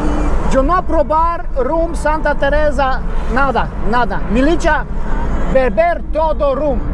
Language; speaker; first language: Spanish; non-native, learner; German